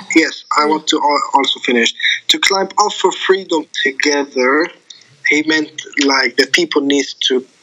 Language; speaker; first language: English; non-native, fluent; Arabic